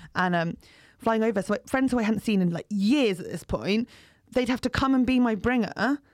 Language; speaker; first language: English; native; English